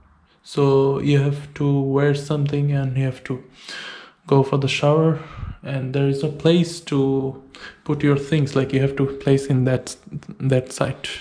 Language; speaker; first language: English; non-native, learner; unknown